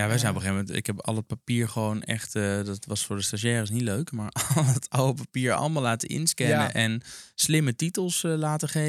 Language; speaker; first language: Dutch; native; Dutch